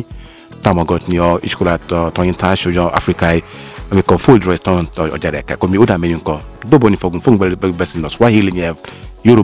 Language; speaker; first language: Hungarian; non-native, learner; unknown